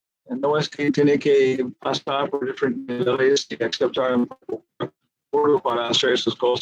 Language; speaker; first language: Spanish; non-native, fluent; English